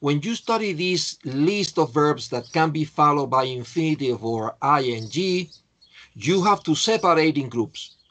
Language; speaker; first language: English; non-native, fluent; Spanish